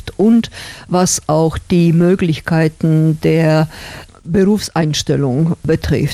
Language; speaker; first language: German; non-native, fluent; Slovak